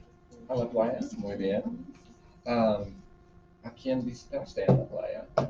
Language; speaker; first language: Spanish; non-native, fluent; English